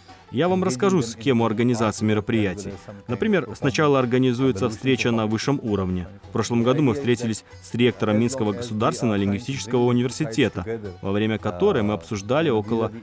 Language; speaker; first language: Russian; non-native, fluent; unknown